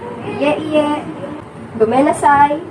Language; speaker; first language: Japanese; non-native, learner; Filipino